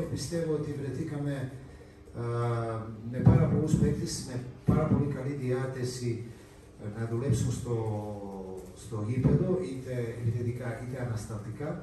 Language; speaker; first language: Greek; non-native, fluent; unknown